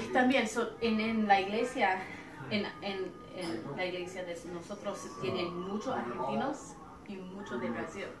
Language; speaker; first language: Spanish; early bilingual, heritage; Spanish